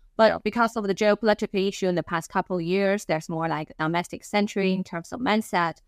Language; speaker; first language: English; non-native, fluent; Chinese